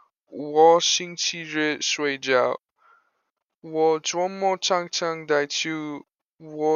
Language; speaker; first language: Chinese; non-native, learner; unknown